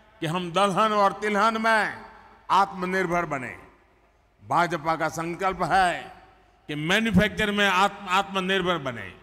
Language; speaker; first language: Hindi; non-native, local second language; Gujarati